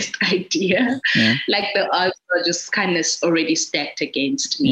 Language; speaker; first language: English; non-native, local second language; Xhosa